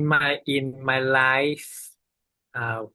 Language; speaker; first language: English; non-native, learner; Vietnamese